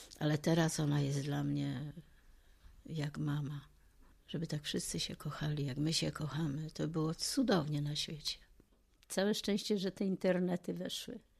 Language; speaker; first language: Polish; native; Polish